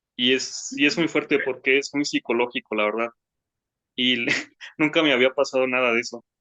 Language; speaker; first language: Spanish; native; Spanish